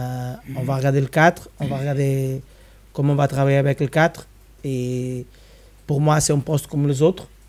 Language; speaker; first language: French; non-native, fluent; Spanish